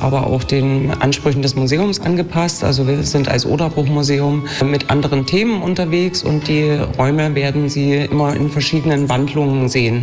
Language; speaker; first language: German; native; German